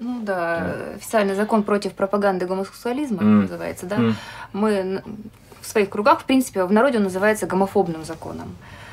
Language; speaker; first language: Russian; native; Russian